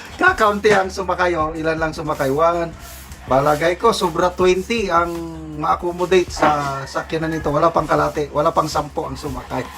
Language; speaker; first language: Filipino; non-native, local second language; Cebuano